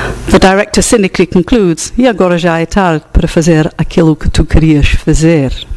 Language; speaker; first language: Portuguese; non-native, fluent; English